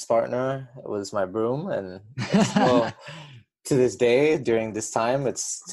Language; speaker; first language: English; native; English